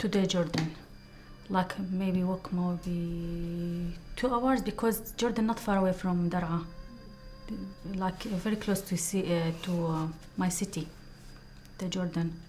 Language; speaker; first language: English; non-native, learner; Arabic